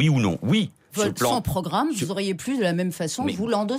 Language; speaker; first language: French; native; French